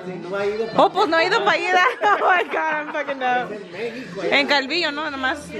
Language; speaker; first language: Spanish; early bilingual, heritage; Spanish